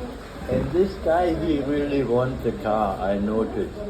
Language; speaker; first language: English; non-native, fluent; German